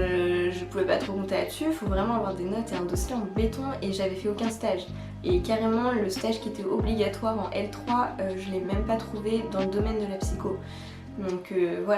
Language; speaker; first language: French; native; French